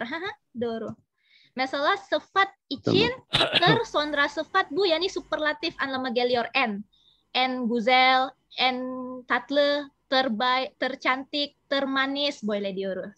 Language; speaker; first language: Turkish; non-native, learner; Indonesian